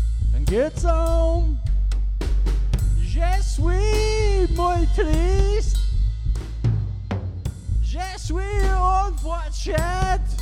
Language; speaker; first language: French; non-native, learner; English